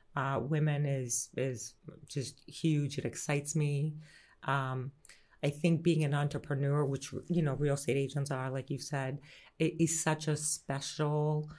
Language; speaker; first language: English; early bilingual, other home language; Greek